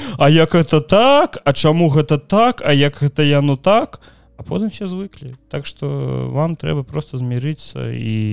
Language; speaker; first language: Belarusian; non-native, local second language; Russian